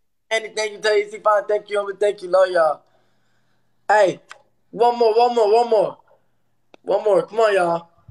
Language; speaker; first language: English; early bilingual, other home language; Spanish